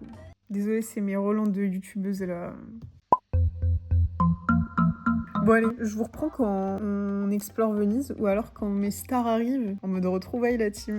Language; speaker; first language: French; native; French